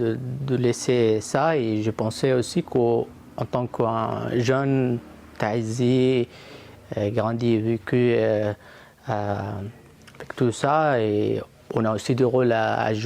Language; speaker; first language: French; non-native, fluent; Arabic